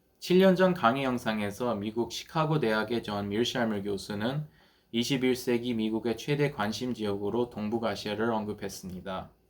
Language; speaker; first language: Korean; early bilingual, heritage; English